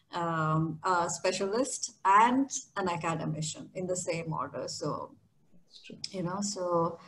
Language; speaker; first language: English; non-native, local second language; Kannada